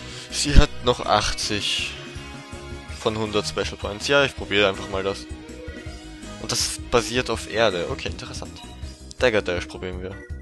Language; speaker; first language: German; native; German